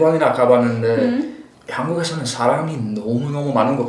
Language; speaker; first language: Korean; non-native, learner; English